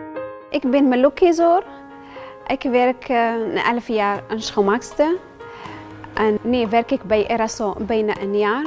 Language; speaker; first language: Dutch; non-native, learner; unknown